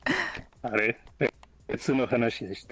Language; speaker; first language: Japanese; non-native, learner; English